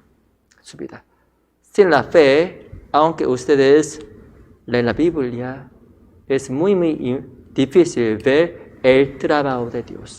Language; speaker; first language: Spanish; non-native, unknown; Korean